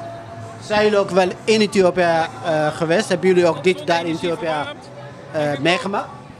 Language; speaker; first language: Dutch; native; Dutch